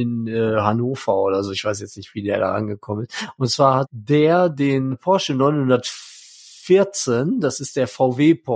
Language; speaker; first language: German; native; German